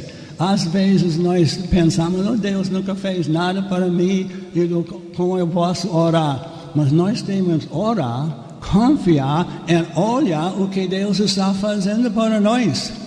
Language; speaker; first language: Portuguese; non-native, fluent; English